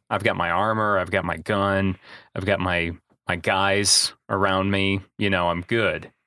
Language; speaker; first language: English; native; English